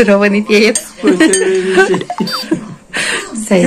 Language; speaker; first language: Indonesian; non-native, learner; Russian